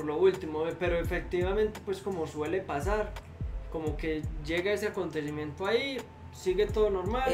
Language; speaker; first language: Spanish; native; Spanish